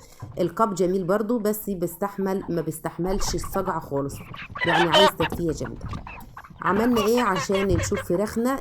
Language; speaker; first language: Arabic; native; Arabic